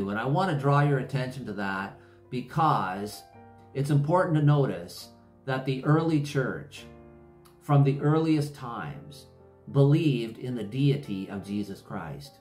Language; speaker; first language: English; native; English